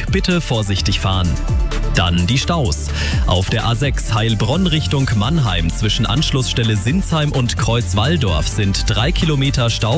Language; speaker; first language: German; native; German